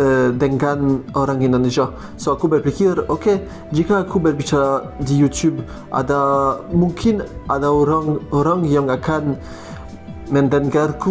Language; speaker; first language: Indonesian; non-native, learner; French